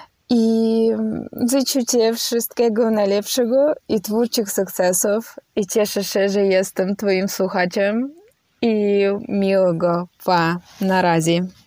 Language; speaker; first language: Polish; non-native, learner; Ukrainian